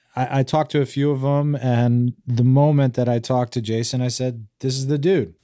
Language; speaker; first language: English; native; English